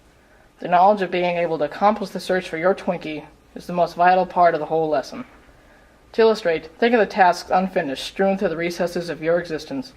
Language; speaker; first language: English; native; English